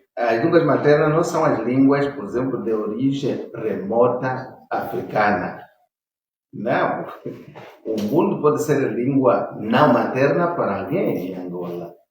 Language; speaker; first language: Portuguese; non-native, local second language; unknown